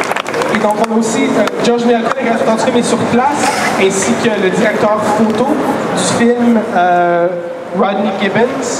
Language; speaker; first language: French; native; French